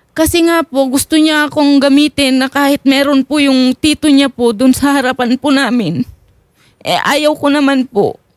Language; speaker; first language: Filipino; native; Filipino